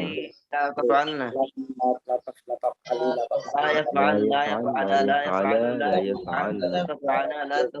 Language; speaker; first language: Arabic; non-native, learner; Bangla